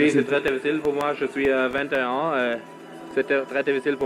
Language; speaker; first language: French; non-native, learner; German